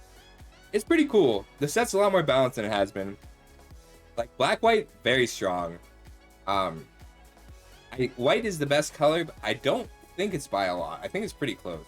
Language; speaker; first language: English; native; English